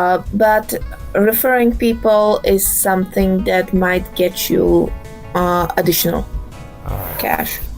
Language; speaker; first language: English; non-native, fluent; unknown